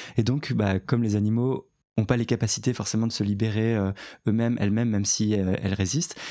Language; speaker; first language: French; native; French